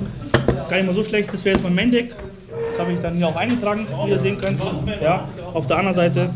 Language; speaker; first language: German; native; German